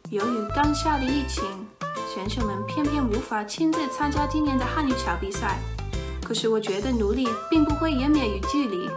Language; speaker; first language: Chinese; non-native, fluent; English